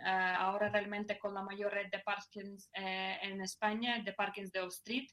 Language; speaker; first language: Spanish; non-native, fluent; Russian